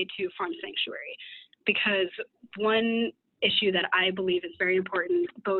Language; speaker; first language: English; native; English